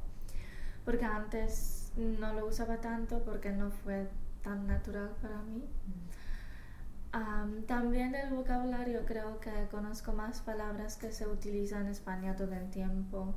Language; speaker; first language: Spanish; non-native, fluent; Polish